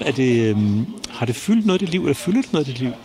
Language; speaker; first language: Danish; native; Danish